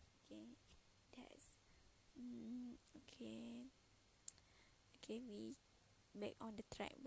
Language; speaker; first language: English; non-native, learner; Malay